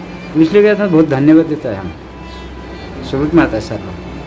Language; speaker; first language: Hindi; non-native, local second language; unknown